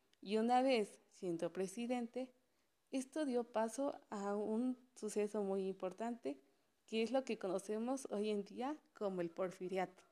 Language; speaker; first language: Spanish; native; Spanish